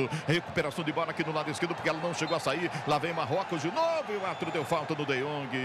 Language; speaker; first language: Portuguese; native; Portuguese